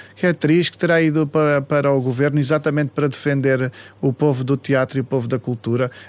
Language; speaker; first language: Portuguese; native; Portuguese